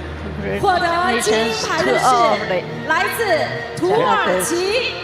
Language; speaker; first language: English; non-native, learner; Chinese